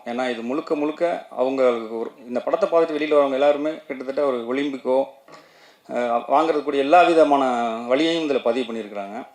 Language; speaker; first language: Tamil; native; Tamil